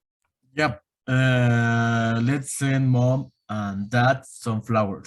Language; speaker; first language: English; non-native, learner; Spanish